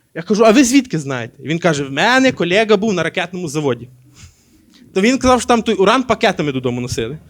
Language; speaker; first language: Ukrainian; native; Ukrainian